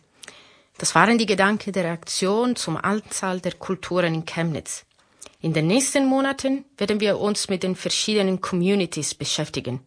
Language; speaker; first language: German; non-native, fluent; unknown